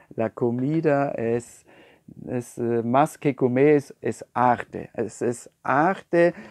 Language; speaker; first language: Spanish; non-native, fluent; German